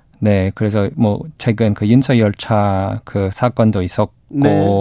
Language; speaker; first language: Korean; non-native, learner; English